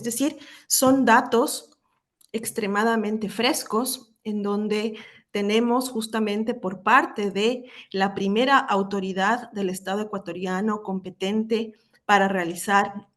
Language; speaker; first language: Spanish; native; Spanish